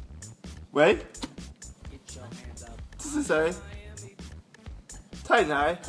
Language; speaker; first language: Chinese; non-native, learner; English